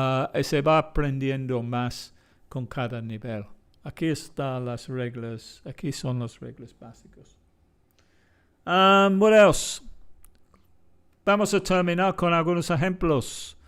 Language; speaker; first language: Spanish; non-native, fluent; English